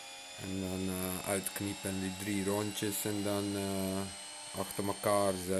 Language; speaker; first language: Dutch; non-native, local second language; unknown